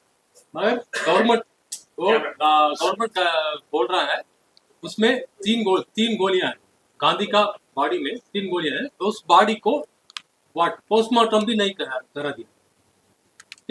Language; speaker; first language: Hindi; non-native, learner; Tamil